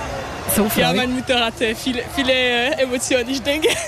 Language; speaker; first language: German; non-native, learner; French